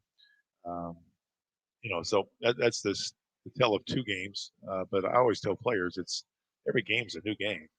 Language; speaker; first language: English; native; English